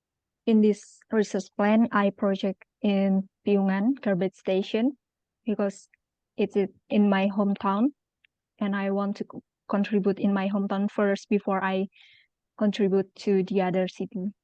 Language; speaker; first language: English; non-native, local second language; Indonesian